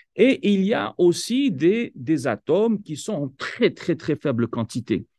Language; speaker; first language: French; non-native, local second language; Kabyle